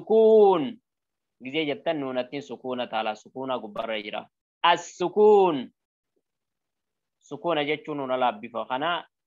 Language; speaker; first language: Arabic; non-native, learner; Oromo